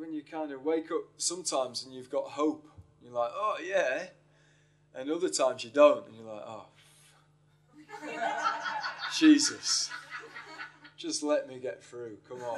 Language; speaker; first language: English; native; English